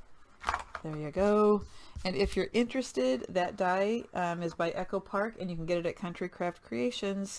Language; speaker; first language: English; native; English